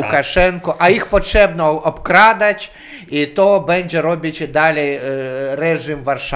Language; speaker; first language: Polish; non-native, learner; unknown